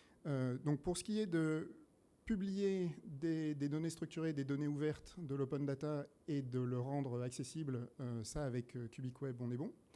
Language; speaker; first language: French; native; French